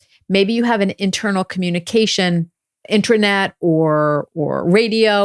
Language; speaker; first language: English; native; English